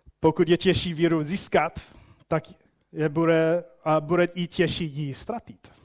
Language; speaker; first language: Czech; non-native, fluent; English